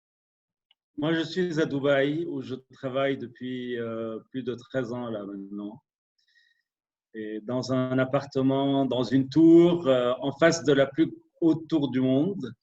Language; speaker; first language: French; non-native, local second language; Arabic